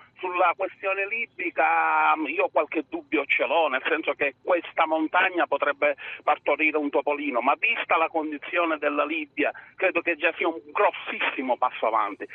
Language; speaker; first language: Italian; native; Italian